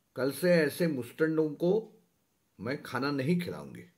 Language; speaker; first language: Hindi; non-native, local second language; Marathi